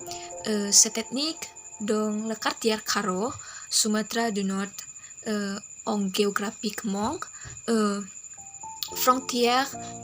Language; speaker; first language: French; non-native, learner; Indonesian